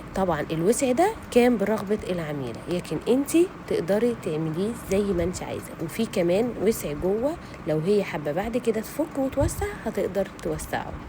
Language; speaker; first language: Arabic; native; Arabic